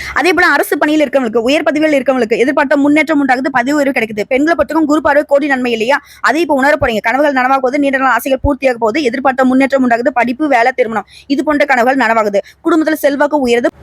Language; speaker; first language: Tamil; native; Tamil